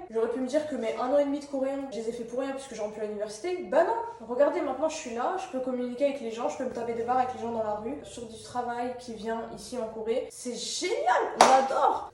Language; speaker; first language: French; native; French